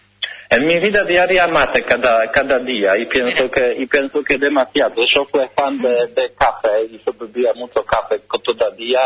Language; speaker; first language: Spanish; non-native, learner; Polish